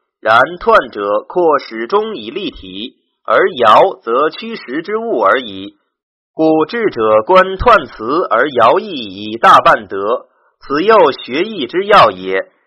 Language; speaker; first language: Chinese; native; Chinese